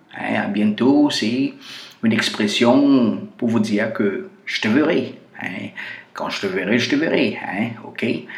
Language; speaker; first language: French; non-native, fluent; Portuguese